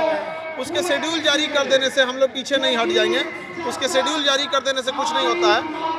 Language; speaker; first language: Hindi; non-native, local second language; Bhojpuri